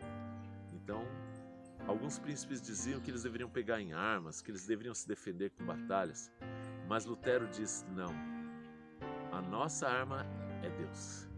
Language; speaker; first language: Portuguese; native; Portuguese